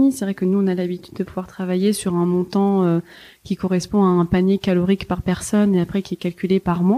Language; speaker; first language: French; native; French